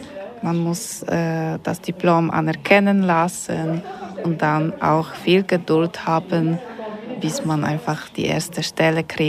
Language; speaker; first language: German; non-native, fluent; Polish